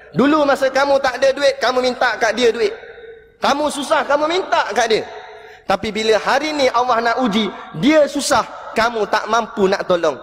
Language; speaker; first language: Malay; native; Malay